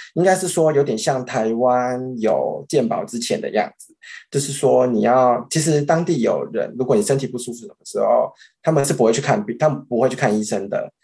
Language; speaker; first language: Chinese; native; Chinese